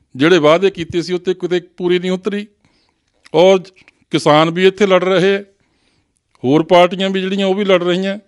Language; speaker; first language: Punjabi; native; Punjabi